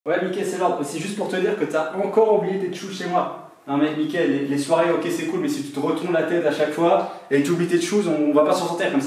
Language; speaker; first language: French; native; French